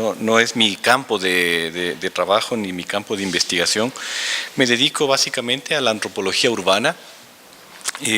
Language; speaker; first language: Spanish; native; Spanish